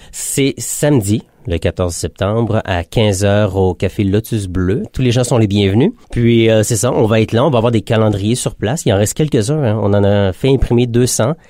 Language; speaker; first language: French; native; French